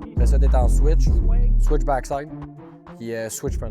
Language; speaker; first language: French; native; French